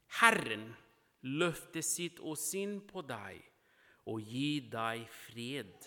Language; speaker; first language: Norwegian; non-native, fluent; Portuguese